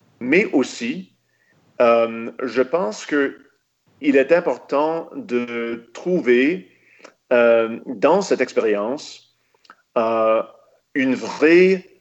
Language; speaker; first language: French; non-native, local second language; English